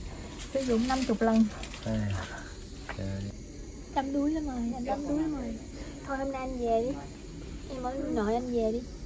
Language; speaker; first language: Vietnamese; native; Vietnamese